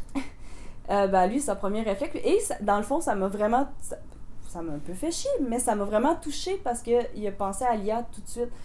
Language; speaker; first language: French; native; French